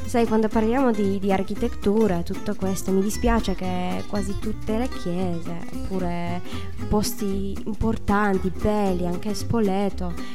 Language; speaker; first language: Italian; non-native, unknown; Polish